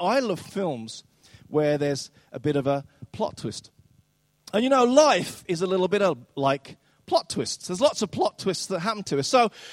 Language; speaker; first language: English; native; English